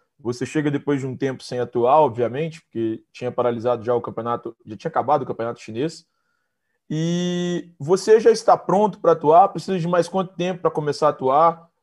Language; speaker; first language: Portuguese; native; Portuguese